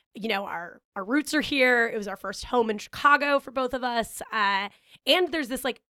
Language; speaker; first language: English; native; English